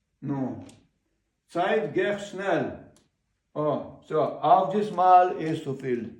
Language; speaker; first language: German; non-native, learner; Ukrainian